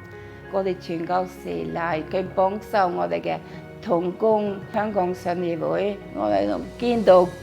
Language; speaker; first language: Cantonese; non-native, fluent; Norwegian